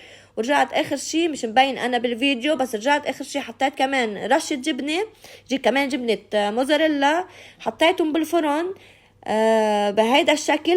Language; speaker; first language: Arabic; native; Arabic